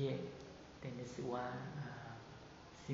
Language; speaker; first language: Japanese; non-native, learner; Vietnamese